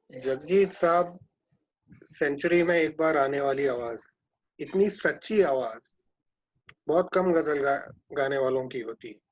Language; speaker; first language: Hindi; non-native, local second language; Marathi